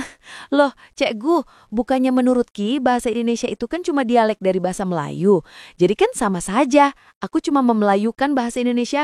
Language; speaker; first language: Indonesian; native; Indonesian